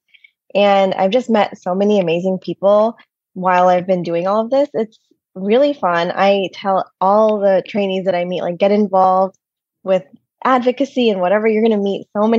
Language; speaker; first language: English; native; English